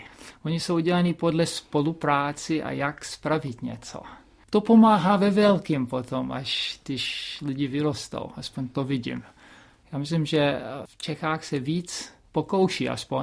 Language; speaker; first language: Czech; early bilingual, heritage; Czech